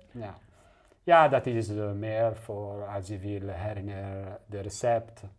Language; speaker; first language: Dutch; non-native, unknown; Italian